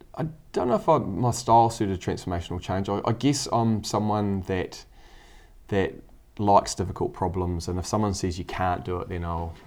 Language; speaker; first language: English; native; English